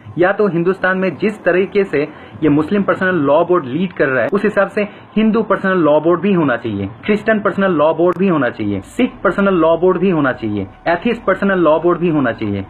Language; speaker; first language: Hindi; non-native, fluent; Bangla